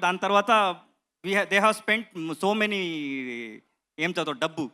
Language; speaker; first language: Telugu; non-native, learner; Kannada